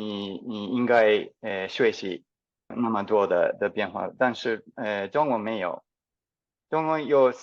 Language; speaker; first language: Chinese; non-native, fluent; English